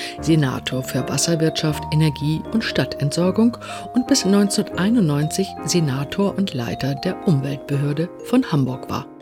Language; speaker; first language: German; native; German